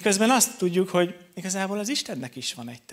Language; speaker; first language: Hungarian; native; Hungarian